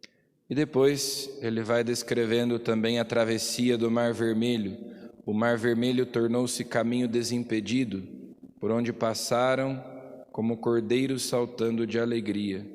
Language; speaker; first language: Portuguese; native; Portuguese